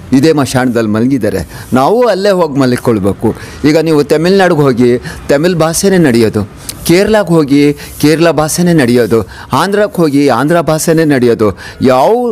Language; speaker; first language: Kannada; non-native, local second language; Urdu